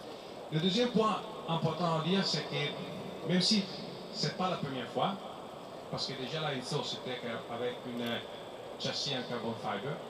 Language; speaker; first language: French; non-native, fluent; Italian